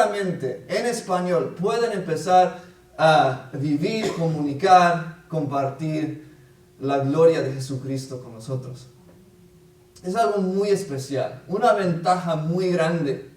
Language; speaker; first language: Spanish; non-native, fluent; English